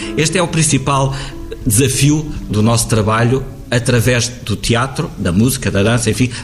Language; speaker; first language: Portuguese; native; Portuguese